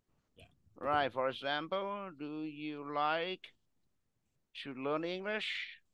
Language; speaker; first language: English; non-native, fluent; Vietnamese